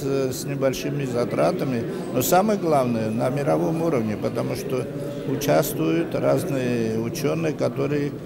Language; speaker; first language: Russian; non-native, fluent; Armenian